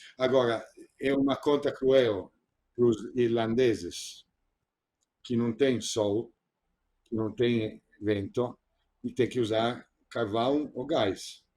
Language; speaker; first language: Portuguese; non-native, fluent; Italian